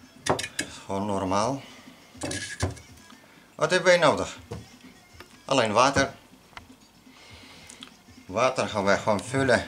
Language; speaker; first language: Dutch; non-native, learner; Arabic